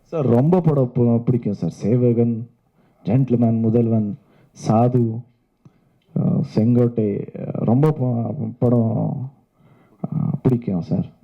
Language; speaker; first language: Tamil; non-native, learner; Kannada